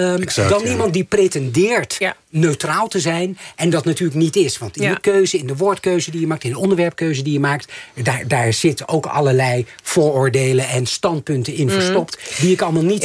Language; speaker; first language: Dutch; native; Dutch